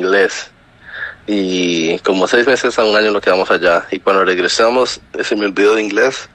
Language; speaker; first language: Spanish; early bilingual, heritage; Spanish